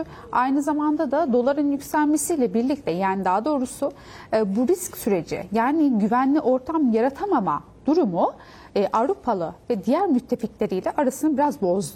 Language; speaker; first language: Turkish; native; Turkish